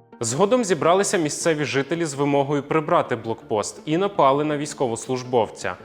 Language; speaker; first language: Ukrainian; native; Ukrainian